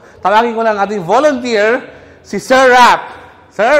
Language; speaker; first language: Filipino; native; Filipino